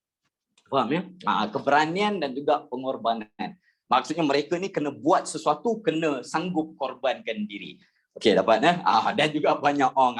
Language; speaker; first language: Malay; native; Malay